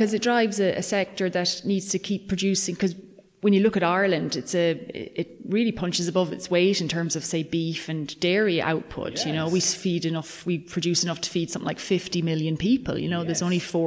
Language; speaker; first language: English; native; English